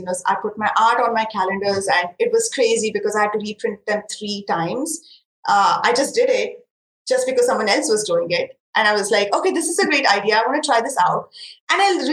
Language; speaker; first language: English; non-native, local second language; Marathi